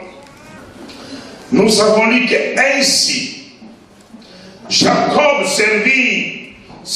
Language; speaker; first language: French; non-native, local second language; Lingala